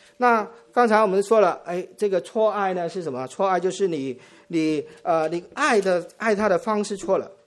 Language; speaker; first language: Chinese; non-native, local second language; Cantonese